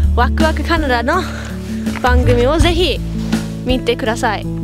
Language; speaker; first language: Japanese; non-native, fluent; English